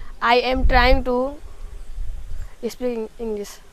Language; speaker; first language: English; non-native, learner; Hindi